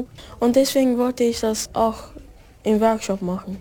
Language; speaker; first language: German; early bilingual, other home language; Turkish